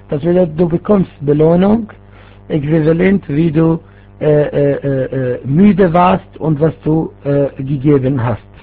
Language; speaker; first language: German; non-native, fluent; Arabic